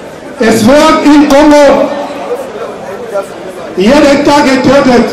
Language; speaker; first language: German; non-native, learner; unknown